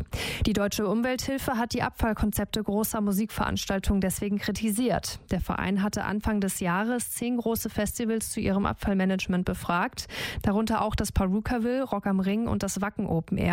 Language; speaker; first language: German; native; German